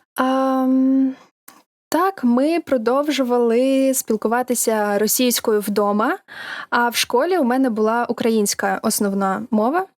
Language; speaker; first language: Ukrainian; non-native, local second language; Russian